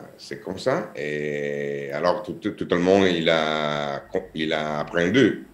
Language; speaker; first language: French; non-native, learner; Italian